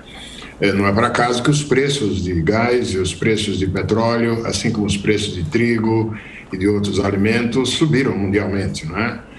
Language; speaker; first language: Portuguese; native; Portuguese